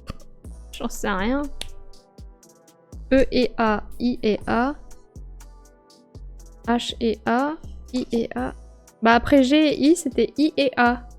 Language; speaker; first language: French; native; French